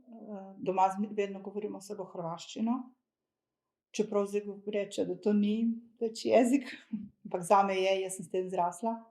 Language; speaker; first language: Slovenian; early bilingual, other home language; Croatian